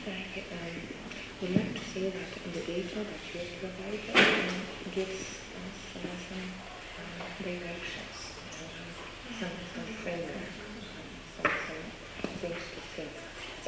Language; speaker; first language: English; non-native, fluent; Bulgarian